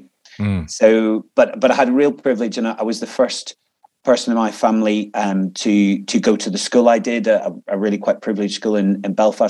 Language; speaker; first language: English; native; English